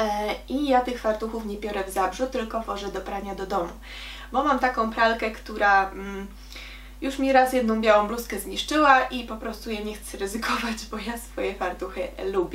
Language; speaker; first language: Polish; native; Polish